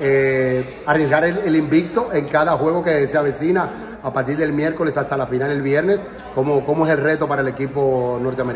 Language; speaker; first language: Spanish; native; Spanish